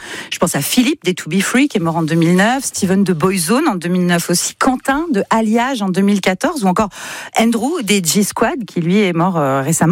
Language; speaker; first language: French; native; French